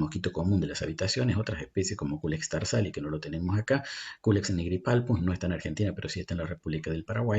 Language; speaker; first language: Spanish; native; Spanish